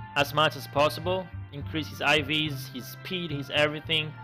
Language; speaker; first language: English; non-native, fluent; Greek